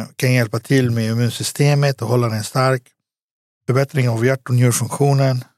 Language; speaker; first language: Swedish; early bilingual, other home language; Arabic